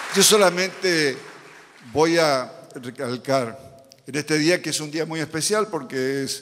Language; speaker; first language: Spanish; native; Spanish